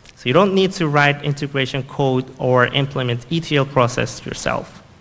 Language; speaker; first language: English; non-native, fluent; Korean